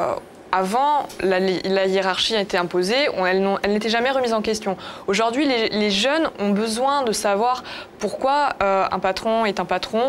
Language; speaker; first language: French; native; French